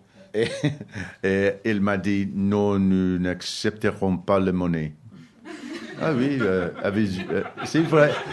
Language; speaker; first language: French; non-native, learner; English